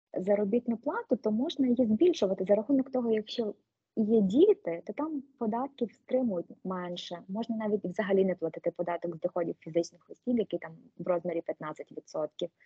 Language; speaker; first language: Ukrainian; native; Ukrainian